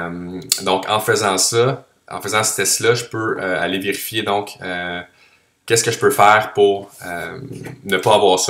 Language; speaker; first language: French; native; French